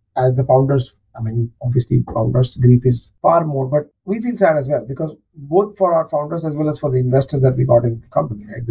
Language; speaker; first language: English; non-native, local second language; Marathi